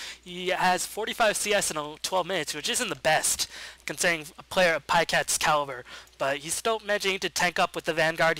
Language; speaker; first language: English; native; English